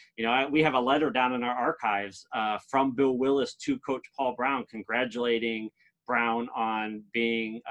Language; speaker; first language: English; native; English